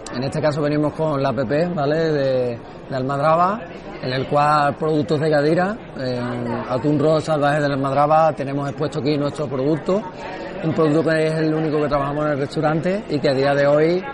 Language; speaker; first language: Spanish; native; Spanish